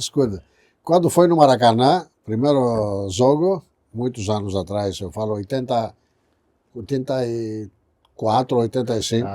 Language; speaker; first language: Portuguese; non-native, fluent; Greek